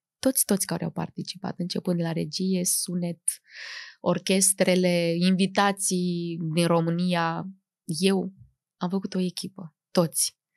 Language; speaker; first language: Romanian; native; Romanian